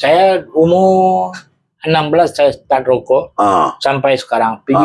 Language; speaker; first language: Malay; non-native, local second language; Tamil